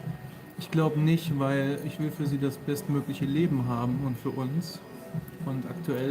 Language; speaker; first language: German; native; German